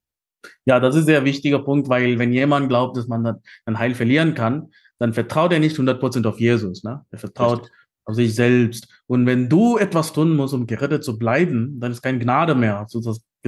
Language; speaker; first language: German; non-native, fluent; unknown